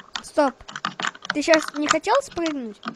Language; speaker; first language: Russian; native; Russian